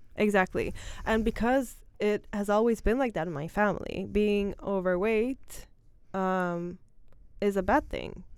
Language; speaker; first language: English; non-native, fluent; Swedish